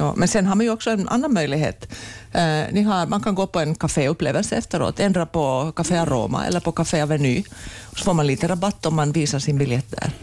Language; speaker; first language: Swedish; native; Swedish